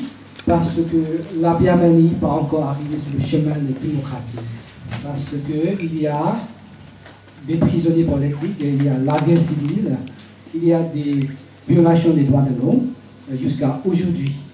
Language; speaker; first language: French; non-native, learner; Burmese